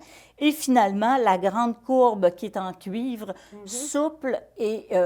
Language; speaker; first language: French; native; French